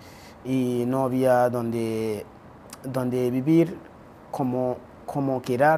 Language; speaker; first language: Spanish; non-native, fluent; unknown